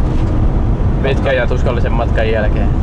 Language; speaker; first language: Finnish; native; Finnish